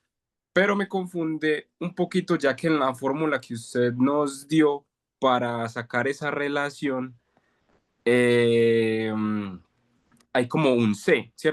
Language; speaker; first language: Spanish; native; Spanish